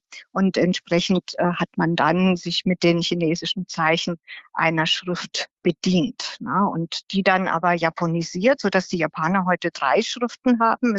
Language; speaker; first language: German; native; German